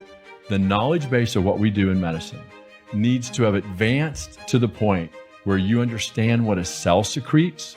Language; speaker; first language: English; native; English